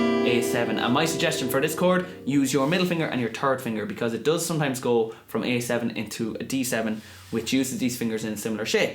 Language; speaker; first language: English; native; English